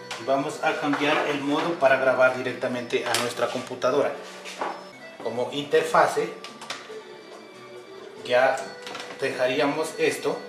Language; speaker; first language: Spanish; native; Spanish